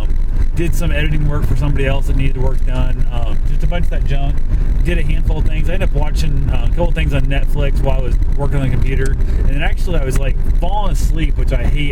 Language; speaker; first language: English; native; English